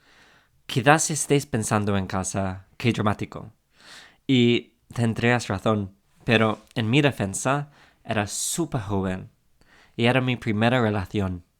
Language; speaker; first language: Spanish; non-native, fluent; English